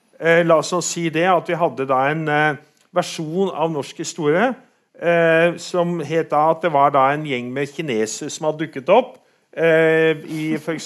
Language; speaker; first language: Norwegian; native; Norwegian